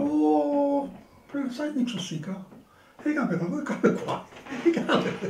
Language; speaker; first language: German; non-native, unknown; Italian